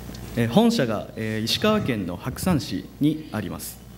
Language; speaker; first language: Japanese; native; Japanese